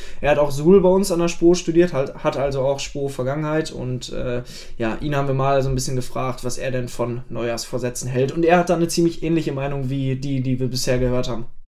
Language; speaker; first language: German; native; German